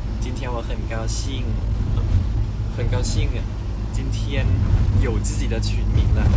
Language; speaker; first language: Chinese; non-native, learner; Thai